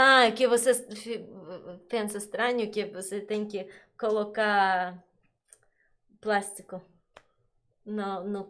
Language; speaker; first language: Portuguese; non-native, learner; Russian